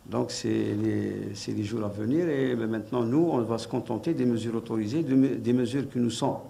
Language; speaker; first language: French; non-native, local second language; Arabic